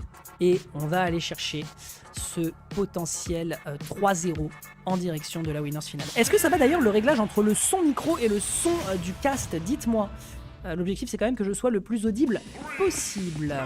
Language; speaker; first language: French; native; French